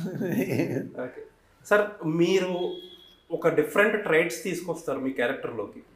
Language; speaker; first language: Telugu; native; Telugu